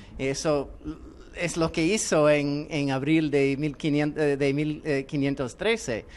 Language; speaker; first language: Spanish; non-native, fluent; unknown